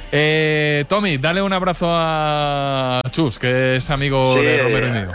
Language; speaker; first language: Spanish; native; Spanish